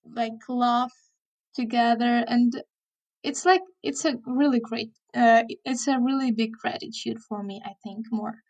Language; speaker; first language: English; non-native, fluent; Ukrainian